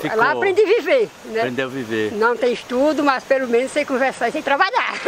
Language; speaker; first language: Portuguese; native; Portuguese